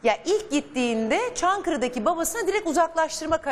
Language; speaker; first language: Turkish; native; Turkish